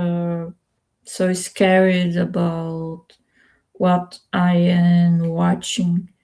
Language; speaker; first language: English; non-native, learner; Spanish